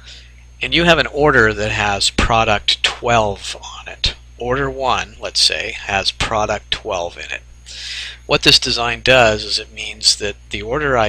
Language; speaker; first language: English; native; English